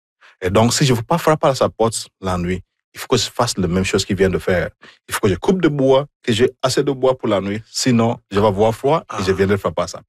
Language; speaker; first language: French; non-native, fluent; Igbo